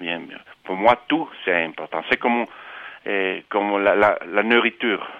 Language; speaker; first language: French; non-native, fluent; Spanish